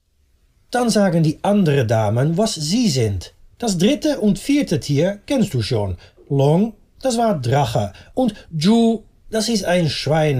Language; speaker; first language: German; non-native, fluent; Dutch